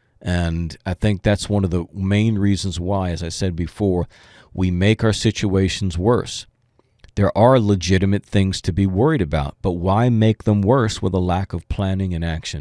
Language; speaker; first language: English; native; English